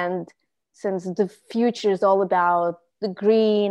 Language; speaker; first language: English; non-native, fluent; Russian